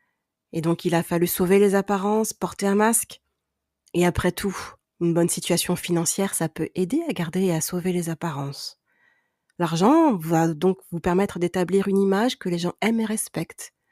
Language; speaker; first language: French; native; French